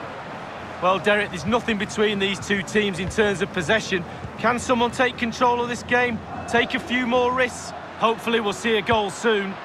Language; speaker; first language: English; native; English